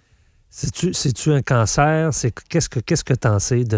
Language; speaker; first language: French; native; French